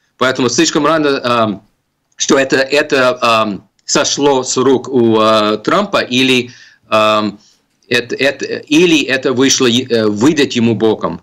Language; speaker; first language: Russian; non-native, fluent; English